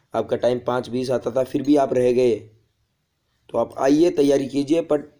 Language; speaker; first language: Hindi; native; Hindi